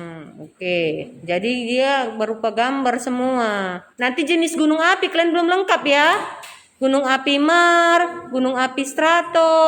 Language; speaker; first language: Indonesian; native; Indonesian